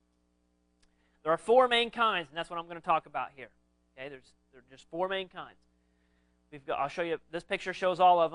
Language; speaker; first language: English; native; English